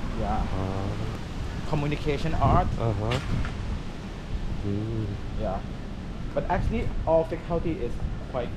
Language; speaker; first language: English; non-native, fluent; Thai